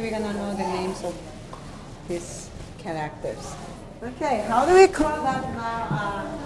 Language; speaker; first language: English; non-native, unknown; Quechua